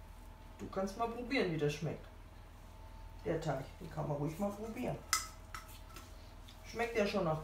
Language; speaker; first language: German; native; German